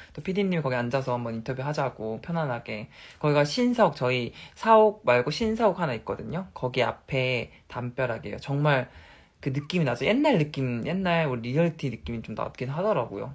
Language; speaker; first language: Korean; native; Korean